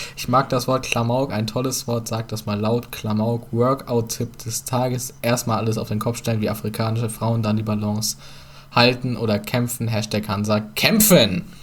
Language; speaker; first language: German; early bilingual, other home language; Turkish